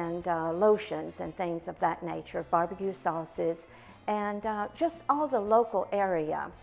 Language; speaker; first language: English; native; English